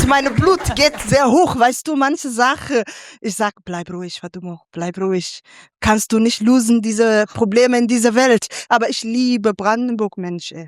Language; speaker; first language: German; non-native, fluent; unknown